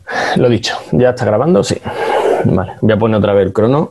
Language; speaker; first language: Spanish; native; Spanish